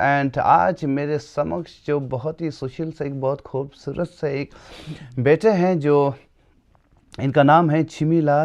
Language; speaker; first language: Hindi; non-native, local second language; Tibetan